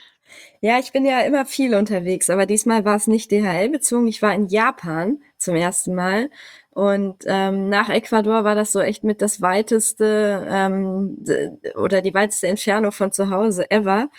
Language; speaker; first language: German; native; German